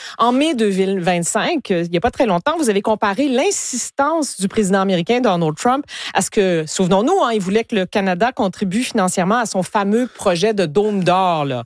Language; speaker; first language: French; native; French